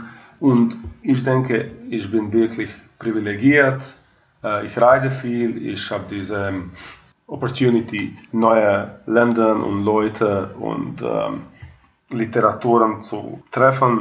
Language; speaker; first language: German; non-native, fluent; Croatian